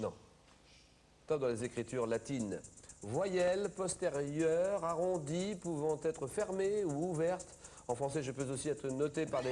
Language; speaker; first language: French; native; French